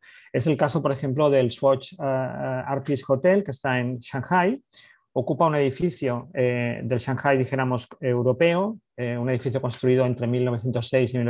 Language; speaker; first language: Spanish; native; Spanish